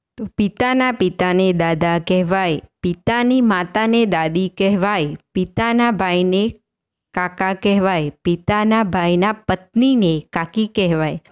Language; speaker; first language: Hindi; non-native, local second language; Gujarati